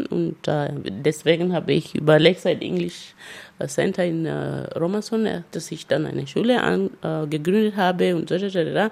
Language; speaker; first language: German; non-native, fluent; Luyia